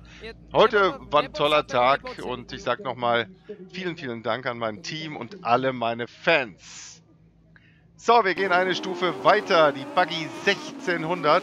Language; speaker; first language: German; native; German